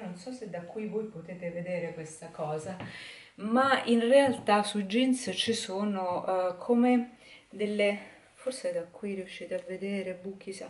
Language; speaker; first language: Italian; native; Italian